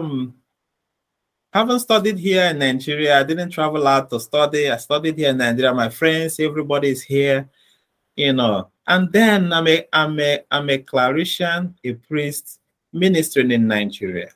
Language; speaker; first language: English; non-native, local second language; Igbo